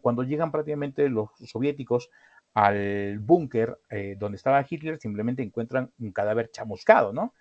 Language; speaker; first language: Spanish; native; Spanish